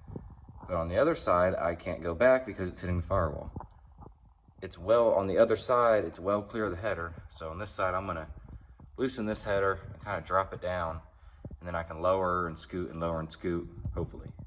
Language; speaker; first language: English; native; English